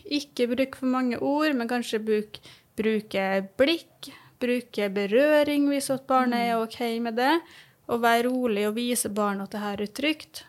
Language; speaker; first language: Norwegian; native; Norwegian